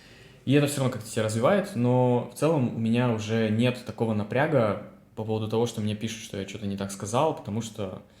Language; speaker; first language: Russian; native; Russian